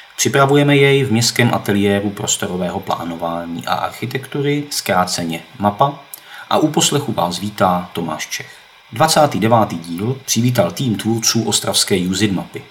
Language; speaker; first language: Czech; native; Czech